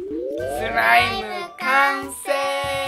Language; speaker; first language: Japanese; native; Japanese